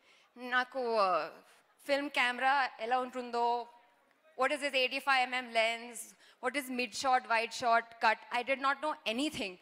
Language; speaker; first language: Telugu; non-native, learner; Kannada